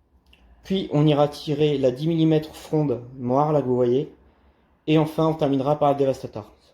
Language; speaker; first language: French; native; French